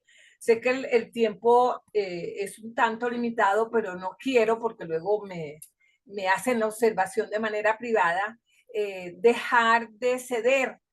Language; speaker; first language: Spanish; native; Spanish